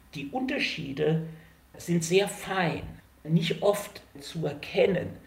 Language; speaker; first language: German; native; German